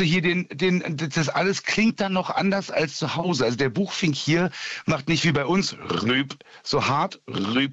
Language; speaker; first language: German; native; German